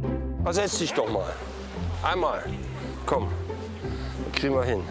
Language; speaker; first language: German; native; German